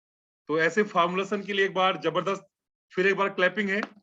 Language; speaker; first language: Hindi; native; Hindi